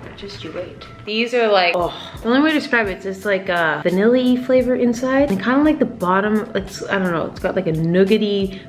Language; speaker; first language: English; native; English